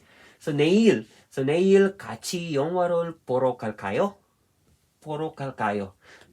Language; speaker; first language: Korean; non-native, fluent; Filipino